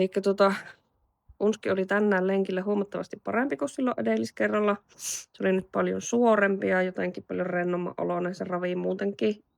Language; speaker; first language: Finnish; native; Finnish